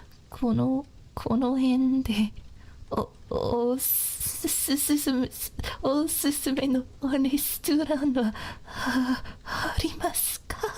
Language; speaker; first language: Japanese; non-native, learner; English